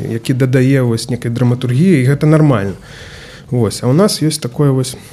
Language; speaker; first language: Belarusian; native; Belarusian